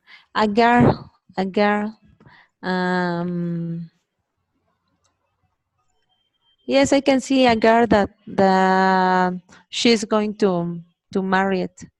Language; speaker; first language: English; non-native, learner; Spanish